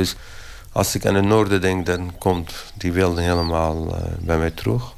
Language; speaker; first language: Dutch; non-native, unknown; Kurdish